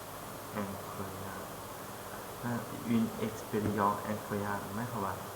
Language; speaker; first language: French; non-native, fluent; Lao